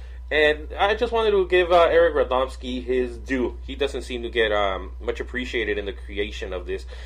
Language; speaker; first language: English; native; English